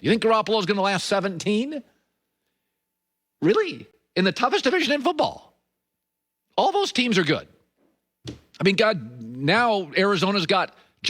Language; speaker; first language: English; native; English